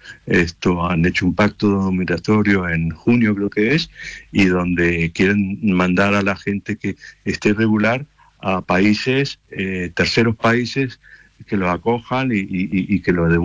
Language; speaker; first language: Spanish; native; Spanish